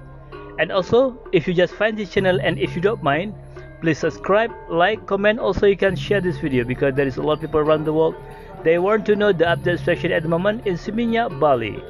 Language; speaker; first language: English; non-native, learner; Indonesian